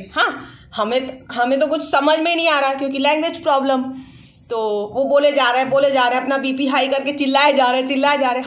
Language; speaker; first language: Hindi; native; Hindi